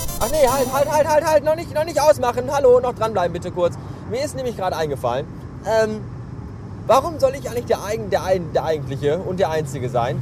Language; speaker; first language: German; native; German